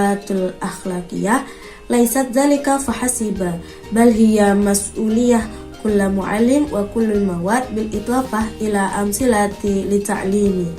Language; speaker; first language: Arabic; non-native, learner; Indonesian